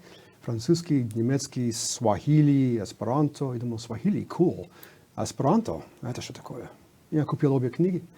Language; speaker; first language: Russian; non-native, fluent; English